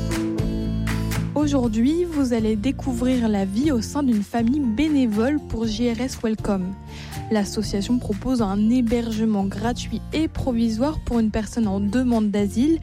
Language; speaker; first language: French; native; French